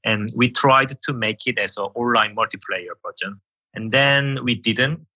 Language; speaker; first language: English; non-native, fluent; Korean